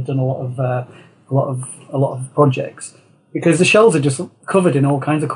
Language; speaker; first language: English; native; English